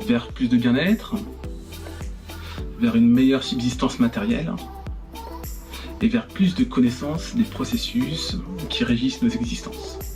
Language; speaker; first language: French; native; French